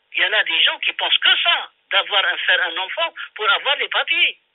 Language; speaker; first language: French; non-native, local second language; Arabic